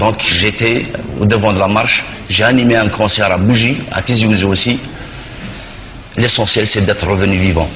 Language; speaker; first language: French; non-native, local second language; Kabyle